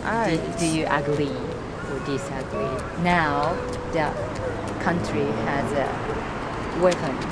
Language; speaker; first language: English; non-native, learner; Japanese